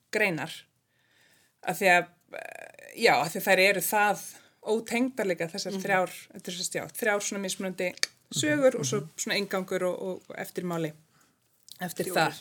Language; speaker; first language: Icelandic; non-native, fluent; English